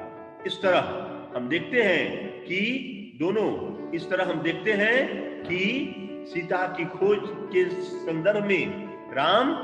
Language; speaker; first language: Hindi; native; Hindi